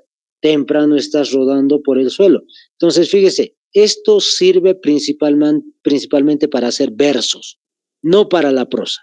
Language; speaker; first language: Spanish; native; Spanish